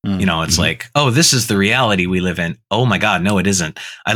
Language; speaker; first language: English; native; English